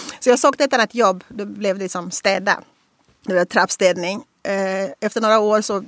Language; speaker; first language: Swedish; non-native, fluent; Portuguese